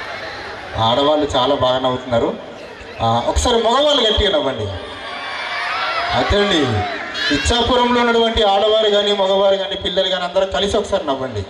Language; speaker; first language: Telugu; native; Telugu